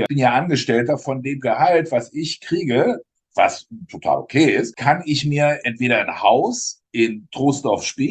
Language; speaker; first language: German; native; German